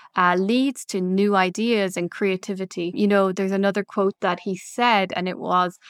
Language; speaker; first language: English; native; English